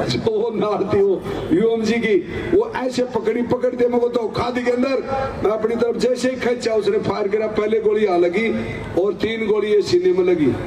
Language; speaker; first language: Hindi; native; Hindi